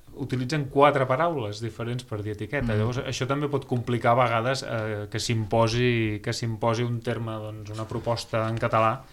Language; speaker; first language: Catalan; native; Catalan